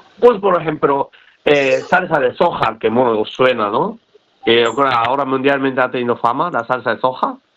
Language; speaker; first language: Spanish; non-native, fluent; Japanese